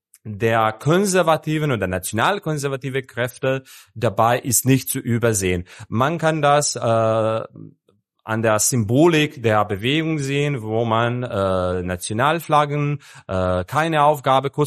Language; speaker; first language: German; non-native, fluent; Serbian